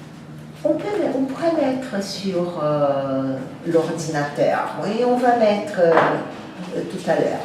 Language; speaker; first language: French; non-native, fluent; Portuguese